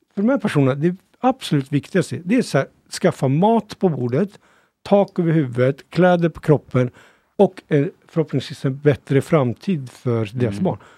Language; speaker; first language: Swedish; early bilingual, other home language; Punjabi